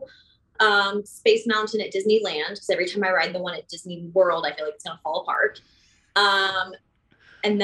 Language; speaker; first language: English; native; English